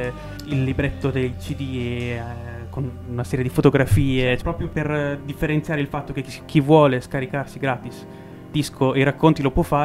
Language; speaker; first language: Italian; native; Italian